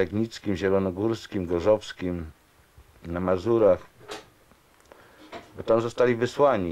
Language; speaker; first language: Polish; native; Polish